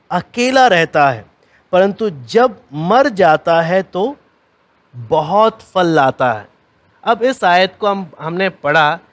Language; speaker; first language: Hindi; native; Hindi